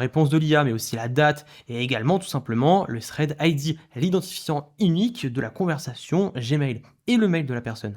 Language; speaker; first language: French; native; French